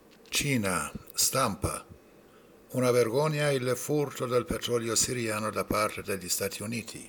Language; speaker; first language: Italian; non-native, fluent; Persian